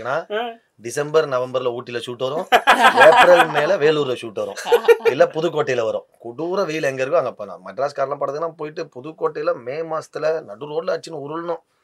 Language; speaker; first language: Tamil; native; Tamil